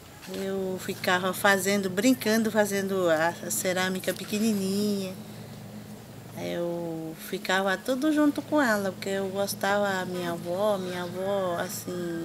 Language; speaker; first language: Portuguese; non-native, local second language; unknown